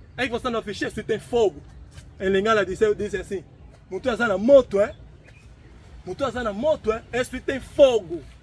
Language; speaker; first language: Portuguese; native; Portuguese